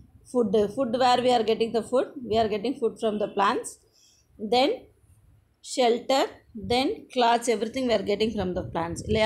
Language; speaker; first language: English; non-native, local second language; Tamil